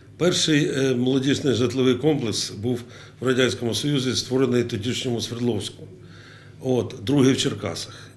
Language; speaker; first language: Ukrainian; native; Ukrainian